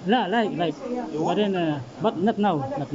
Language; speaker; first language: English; non-native, learner; Filipino